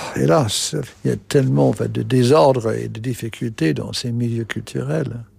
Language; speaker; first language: French; non-native, fluent; English